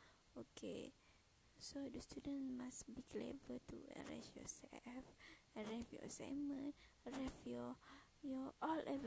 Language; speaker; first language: English; non-native, learner; Malay